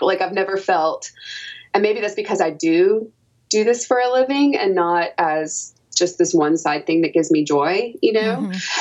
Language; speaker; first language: English; native; English